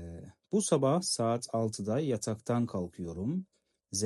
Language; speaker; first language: Turkish; non-native, fluent; Kazakh